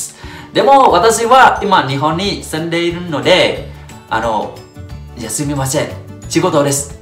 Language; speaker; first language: Japanese; non-native, learner; Vietnamese